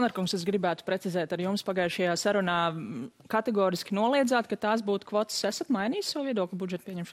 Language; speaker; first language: Latvian; native; Latvian